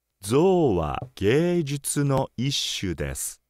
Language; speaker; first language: Japanese; native; Japanese